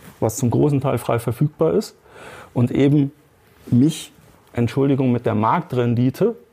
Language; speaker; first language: German; native; German